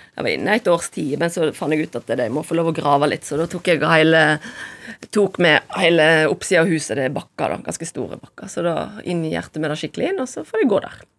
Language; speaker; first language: Norwegian; native; Norwegian